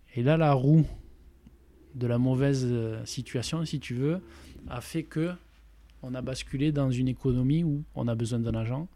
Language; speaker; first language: French; native; French